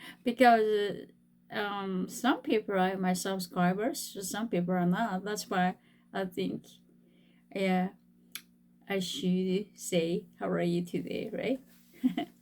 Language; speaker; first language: English; non-native, fluent; Korean